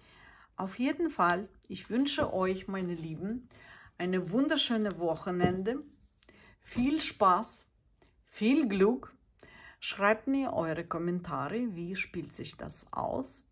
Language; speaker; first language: German; non-native, fluent; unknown